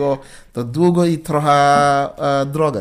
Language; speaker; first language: Polish; non-native, learner; English